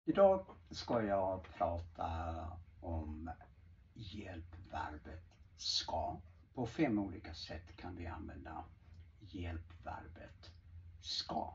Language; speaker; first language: Swedish; non-native, fluent; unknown